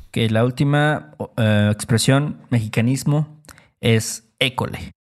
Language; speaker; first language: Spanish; native; Spanish